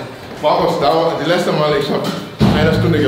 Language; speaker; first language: German; non-native, learner; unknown